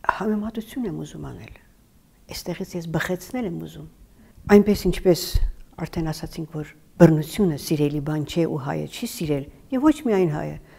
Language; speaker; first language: Armenian; native; Armenian